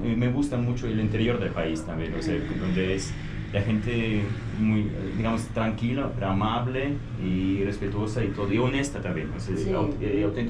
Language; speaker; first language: Spanish; non-native, fluent; Russian